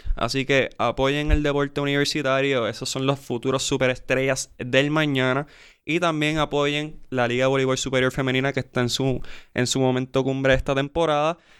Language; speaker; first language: Spanish; native; Spanish